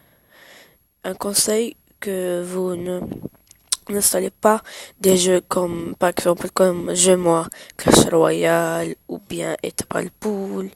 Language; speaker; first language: French; non-native, learner; Arabic